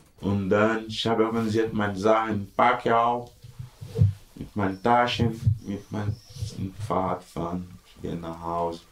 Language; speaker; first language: German; non-native, learner; Portuguese